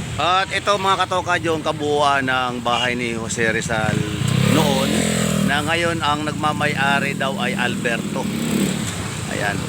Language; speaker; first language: Filipino; native; Filipino